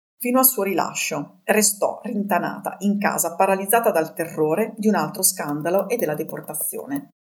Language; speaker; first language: Italian; native; Italian